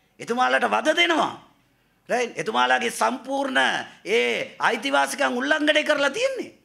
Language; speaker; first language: Sinhala; non-native, local second language; Tamil